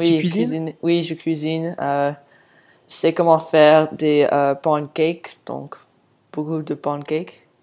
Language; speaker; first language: French; non-native, fluent; English